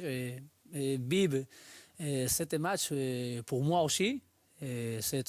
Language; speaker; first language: French; non-native, learner; Spanish